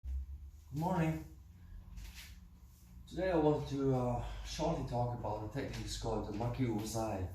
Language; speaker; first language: English; non-native, fluent; German